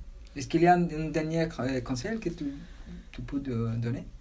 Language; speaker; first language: French; non-native, learner; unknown